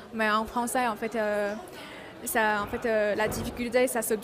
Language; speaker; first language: French; non-native, fluent; Chinese